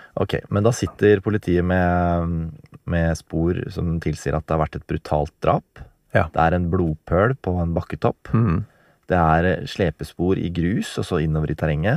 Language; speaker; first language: Norwegian; native; Norwegian